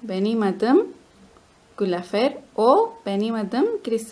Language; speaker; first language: Turkish; non-native, learner; Spanish